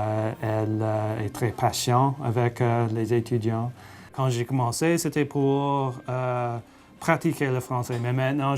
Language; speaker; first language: French; non-native, local second language; English